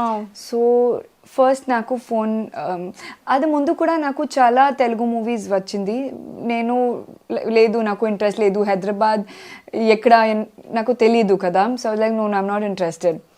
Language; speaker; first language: Telugu; non-native, learner; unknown